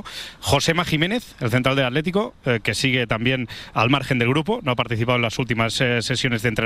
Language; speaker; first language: Spanish; native; Spanish